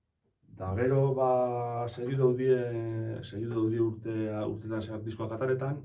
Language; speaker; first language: Basque; native; Basque